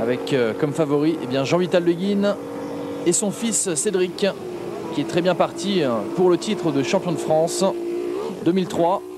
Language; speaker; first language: French; native; French